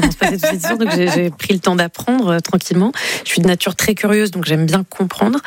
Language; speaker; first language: French; native; French